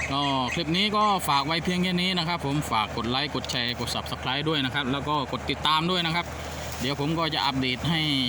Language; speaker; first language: Thai; non-native, local second language; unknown